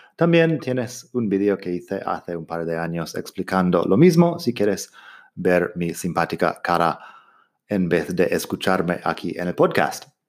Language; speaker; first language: Spanish; non-native, fluent; English